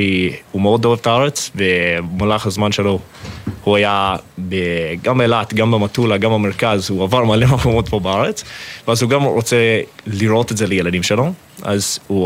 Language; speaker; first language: Hebrew; non-native, fluent; English